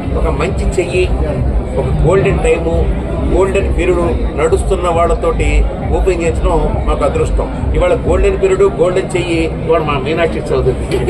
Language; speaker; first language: Telugu; native; Telugu